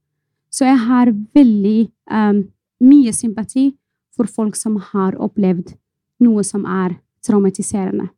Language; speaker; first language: Norwegian; non-native, fluent; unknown